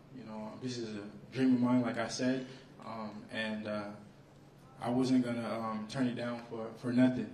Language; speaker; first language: English; native; English